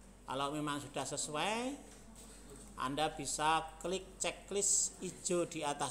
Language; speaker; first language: Indonesian; native; Indonesian